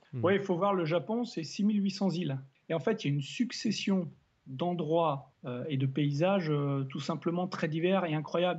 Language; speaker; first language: French; native; French